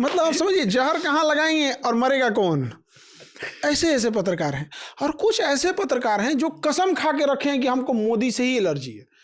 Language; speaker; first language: Hindi; native; Hindi